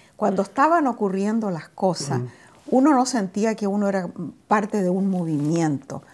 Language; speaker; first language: Spanish; native; Spanish